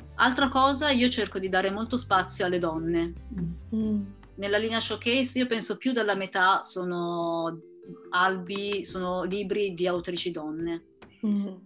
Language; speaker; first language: Italian; native; Italian